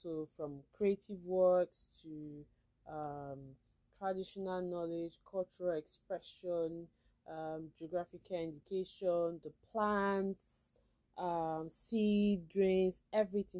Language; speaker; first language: English; non-native, local second language; Igbo